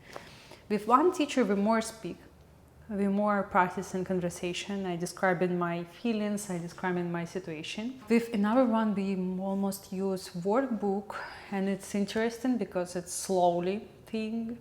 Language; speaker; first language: English; non-native, learner; Russian